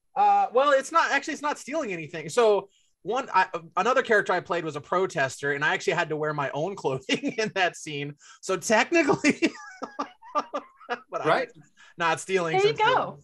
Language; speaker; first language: English; native; English